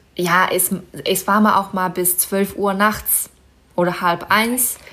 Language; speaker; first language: German; non-native, fluent; Chinese